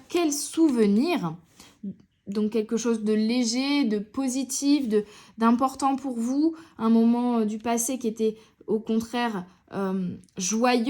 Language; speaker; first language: French; native; French